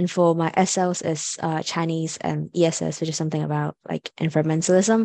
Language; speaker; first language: English; non-native, local second language; Cantonese